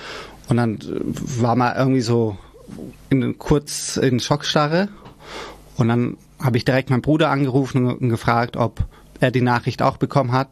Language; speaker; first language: German; early bilingual, other home language; Persian